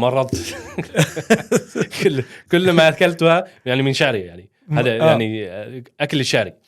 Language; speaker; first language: Arabic; non-native, learner; Swedish